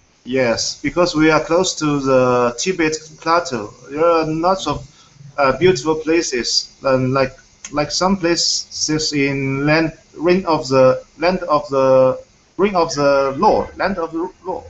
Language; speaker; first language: English; non-native, fluent; Chinese